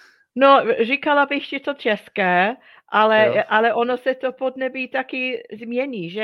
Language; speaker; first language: Czech; non-native, fluent; English